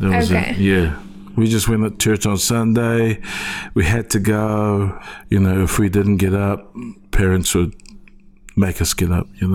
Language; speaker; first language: English; native; English